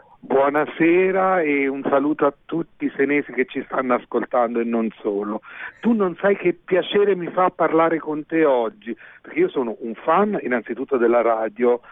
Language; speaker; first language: Italian; native; Italian